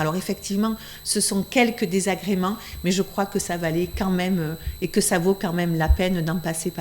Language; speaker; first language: French; native; French